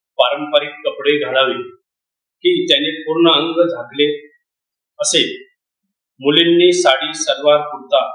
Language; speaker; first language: Marathi; native; Marathi